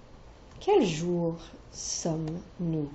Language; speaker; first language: French; non-native, fluent; English